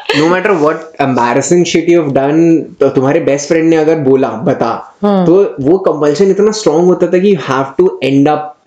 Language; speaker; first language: English; non-native, local second language; Hindi